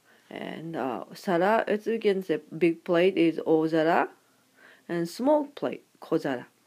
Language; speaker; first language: English; non-native, fluent; Japanese